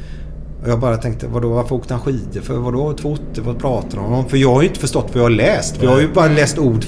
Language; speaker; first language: Swedish; native; Swedish